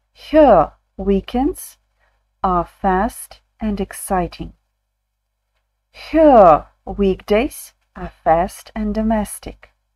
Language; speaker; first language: English; non-native, fluent; Ukrainian